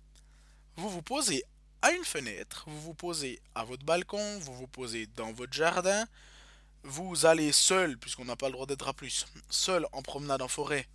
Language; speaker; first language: French; native; French